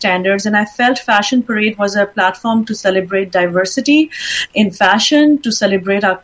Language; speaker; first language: English; non-native, local second language; Urdu